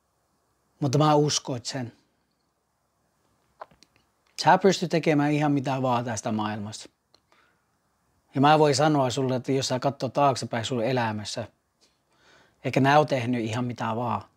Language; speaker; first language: Finnish; non-native, fluent; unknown